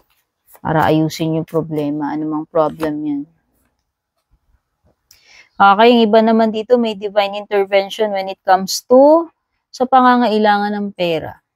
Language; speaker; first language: Filipino; native; Filipino